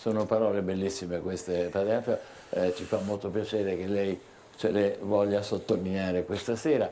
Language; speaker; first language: Italian; native; Italian